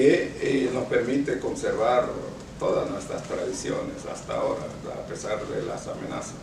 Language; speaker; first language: Spanish; non-native, local second language; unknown